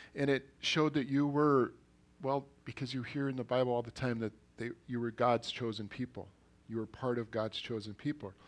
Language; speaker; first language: English; early bilingual, other home language; Norwegian